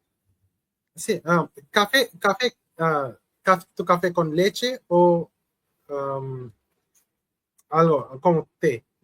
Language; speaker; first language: Spanish; non-native, learner; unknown